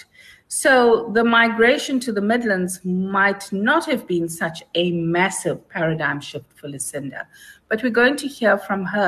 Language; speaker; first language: English; native; English